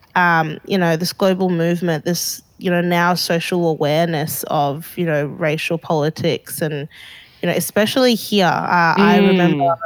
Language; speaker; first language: English; early bilingual, other home language; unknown